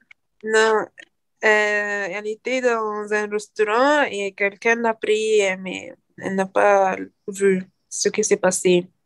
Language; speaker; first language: French; non-native, learner; Arabic